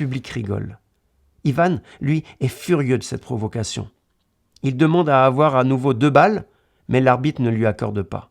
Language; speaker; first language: French; native; French